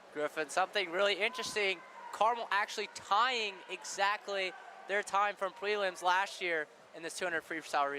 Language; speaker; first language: English; native; English